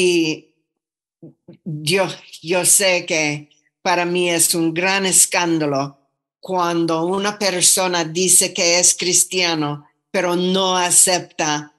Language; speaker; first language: Spanish; non-native, fluent; English